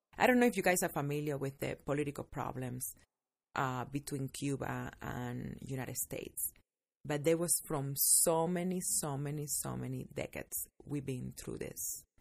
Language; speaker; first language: English; non-native, fluent; Spanish